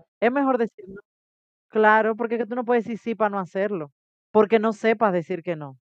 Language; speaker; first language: Spanish; native; Spanish